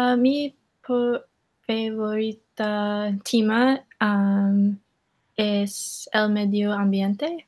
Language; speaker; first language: Spanish; non-native, learner; English